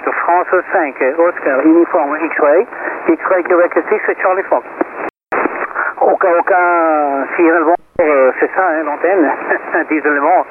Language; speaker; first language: French; non-native, fluent; Spanish